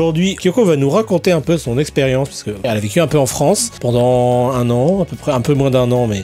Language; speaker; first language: French; native; French